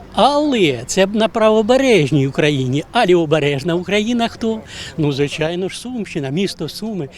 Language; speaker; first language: Ukrainian; native; Ukrainian